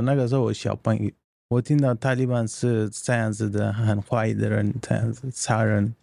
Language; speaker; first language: Chinese; non-native, learner; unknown